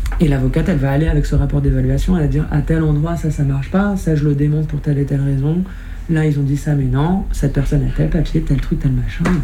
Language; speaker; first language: French; native; French